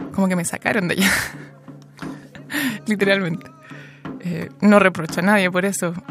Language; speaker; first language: Spanish; native; Spanish